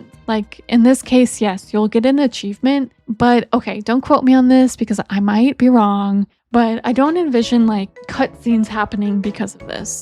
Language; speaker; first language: English; native; English